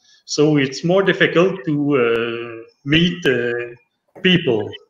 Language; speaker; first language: English; non-native, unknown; French